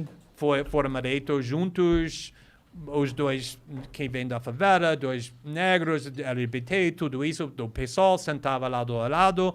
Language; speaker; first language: Portuguese; non-native, fluent; English